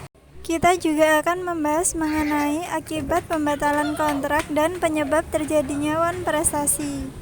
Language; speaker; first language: Indonesian; native; Indonesian